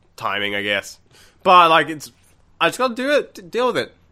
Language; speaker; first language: English; non-native, local second language; Malay